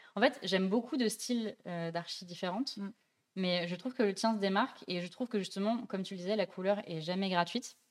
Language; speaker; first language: French; native; French